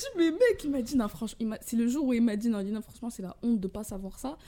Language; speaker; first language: French; early bilingual, other home language; Arabic